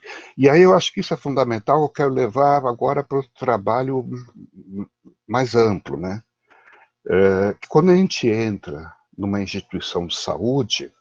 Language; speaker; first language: Portuguese; native; Portuguese